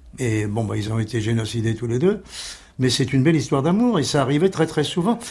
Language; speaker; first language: French; early bilingual, other home language; Armenian